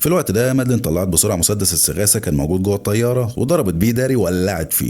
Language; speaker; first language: Arabic; native; Arabic